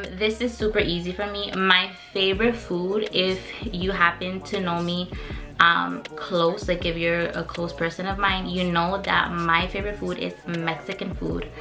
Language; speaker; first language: English; early bilingual, other home language; Spanish